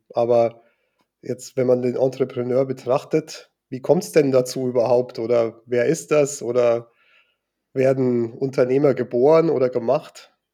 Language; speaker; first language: German; native; German